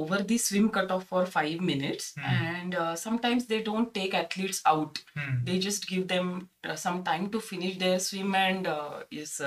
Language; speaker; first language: English; non-native, local second language; Marathi